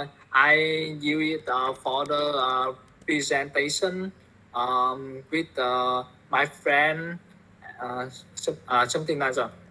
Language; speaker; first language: English; non-native, learner; Vietnamese